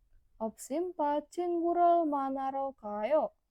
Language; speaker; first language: Korean; non-native, learner; Indonesian